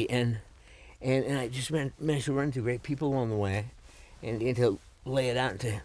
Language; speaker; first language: English; native; English